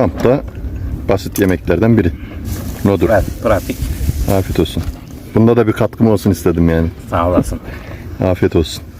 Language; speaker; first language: Turkish; native; Turkish